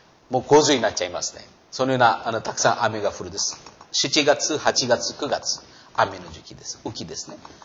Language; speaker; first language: Japanese; non-native, fluent; Hindi